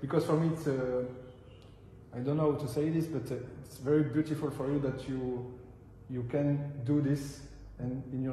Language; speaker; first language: English; non-native, learner; French